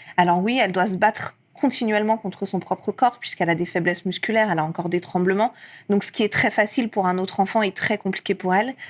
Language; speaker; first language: French; early bilingual, other home language; Persian